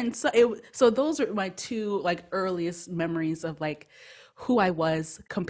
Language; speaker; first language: English; native; English